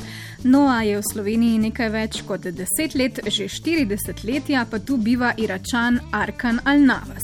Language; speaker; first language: Slovenian; native; Slovenian